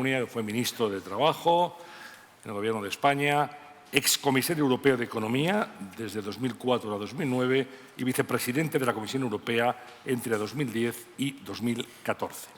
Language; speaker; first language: Spanish; native; Spanish